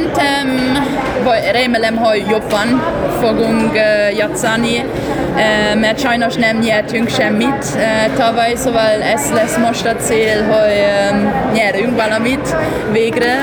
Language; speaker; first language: Hungarian; non-native, learner; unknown